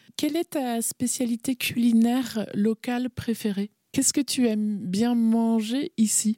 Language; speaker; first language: French; native; French